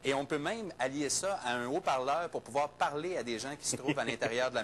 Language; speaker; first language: French; native; French